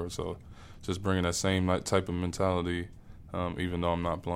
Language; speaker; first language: English; native; English